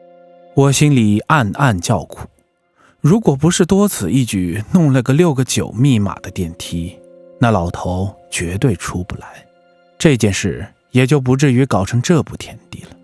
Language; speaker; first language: Chinese; native; Chinese